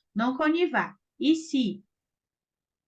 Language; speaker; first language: French; non-native, fluent; Portuguese